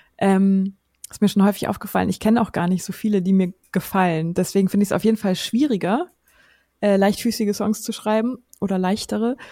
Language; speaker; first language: German; native; German